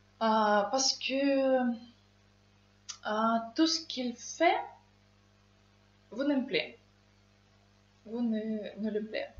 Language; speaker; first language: French; non-native, learner; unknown